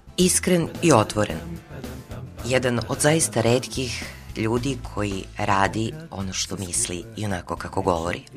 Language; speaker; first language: Serbian; native; Serbian